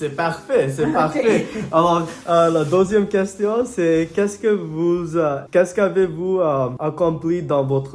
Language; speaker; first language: French; non-native, learner; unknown